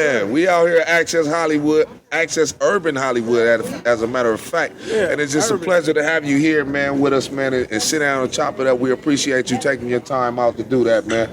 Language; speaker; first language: English; native; English